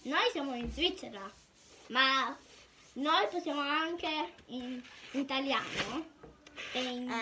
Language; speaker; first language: Italian; early bilingual, heritage; Italian